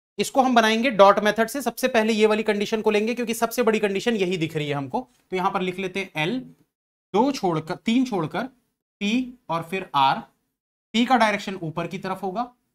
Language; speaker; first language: Hindi; native; Hindi